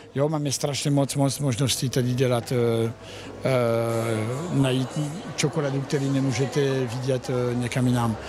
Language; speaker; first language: Czech; non-native, learner; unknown